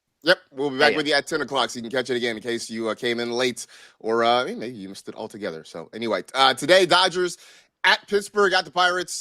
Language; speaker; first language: English; native; English